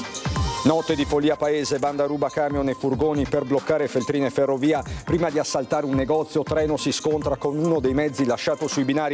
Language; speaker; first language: Italian; native; Italian